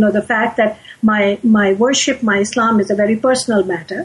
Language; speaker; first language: English; non-native, local second language; Urdu